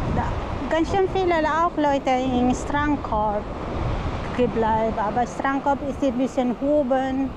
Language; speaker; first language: German; non-native, learner; Filipino